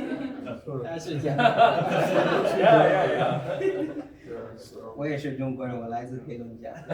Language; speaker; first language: Chinese; non-native, fluent; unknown